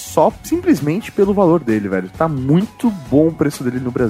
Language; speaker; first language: Portuguese; native; Portuguese